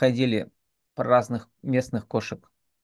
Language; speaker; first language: Russian; native; Russian